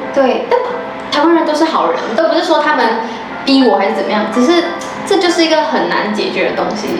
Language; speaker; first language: Chinese; native; Chinese